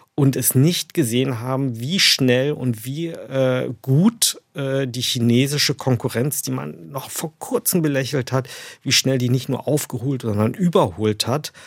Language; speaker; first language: German; early bilingual, other home language; Chinese